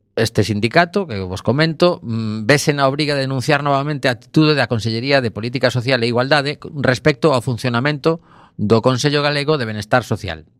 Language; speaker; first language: Galician; native; Galician